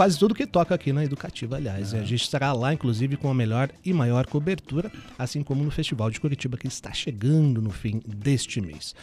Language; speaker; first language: Portuguese; native; Portuguese